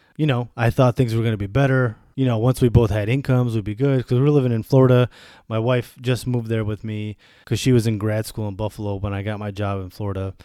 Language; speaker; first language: English; early bilingual, other home language; Bosnian